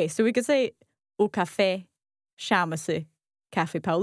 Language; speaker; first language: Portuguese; non-native, learner; English